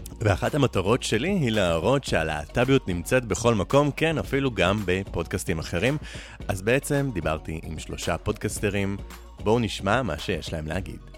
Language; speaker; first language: Hebrew; native; Hebrew